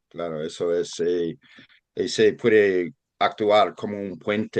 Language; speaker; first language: Spanish; non-native, fluent; English